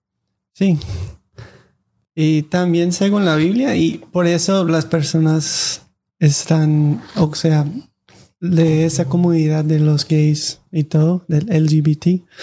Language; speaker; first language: Spanish; non-native, fluent; English